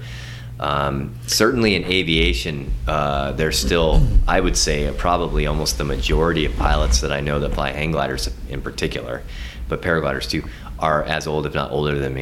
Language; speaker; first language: English; native; English